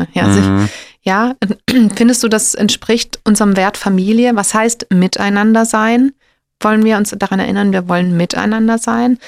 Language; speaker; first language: German; native; German